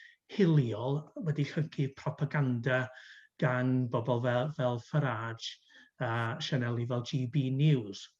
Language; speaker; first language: Welsh; native; Welsh